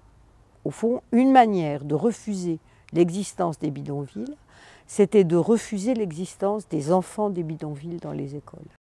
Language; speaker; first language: French; native; French